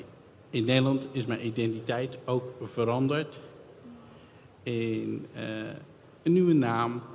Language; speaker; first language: Dutch; early bilingual, other home language; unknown